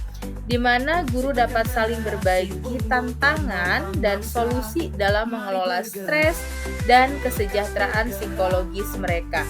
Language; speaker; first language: Indonesian; native; Indonesian